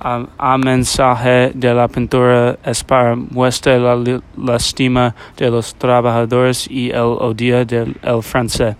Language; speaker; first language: Spanish; non-native, learner; English